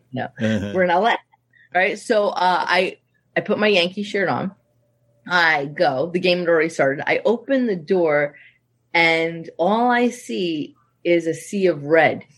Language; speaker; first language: English; native; English